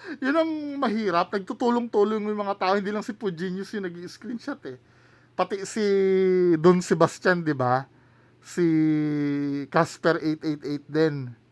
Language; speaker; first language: Filipino; native; Filipino